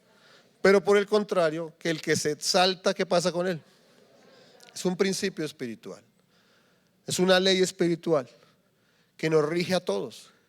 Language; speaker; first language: Spanish; native; Spanish